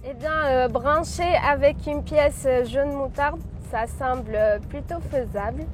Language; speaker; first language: French; non-native, local second language; Arabic